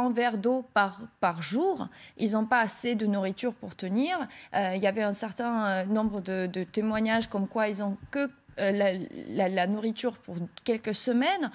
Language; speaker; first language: French; non-native, fluent; Ukrainian